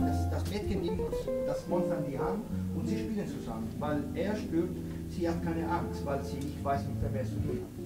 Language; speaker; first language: German; non-native, fluent; Italian